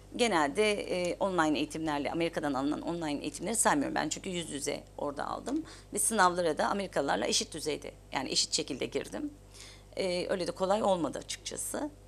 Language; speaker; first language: Turkish; native; Turkish